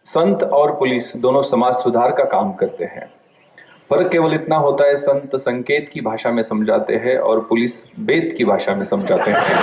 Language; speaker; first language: Hindi; non-native, local second language; Marathi